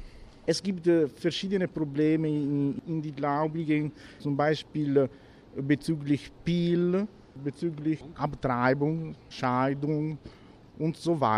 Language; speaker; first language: German; non-native, learner; Italian